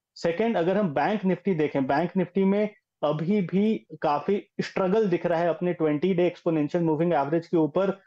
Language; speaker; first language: Hindi; native; Hindi